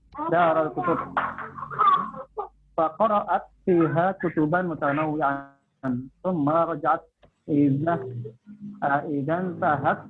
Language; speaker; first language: Arabic; non-native, learner; Indonesian